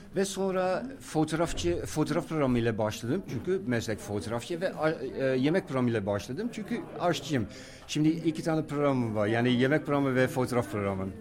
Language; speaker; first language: Turkish; non-native, fluent; Dutch